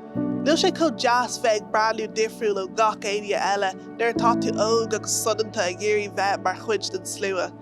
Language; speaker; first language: Irish; non-native, local second language; English